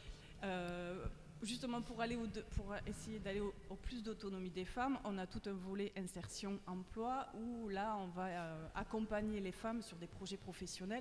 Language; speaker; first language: French; native; French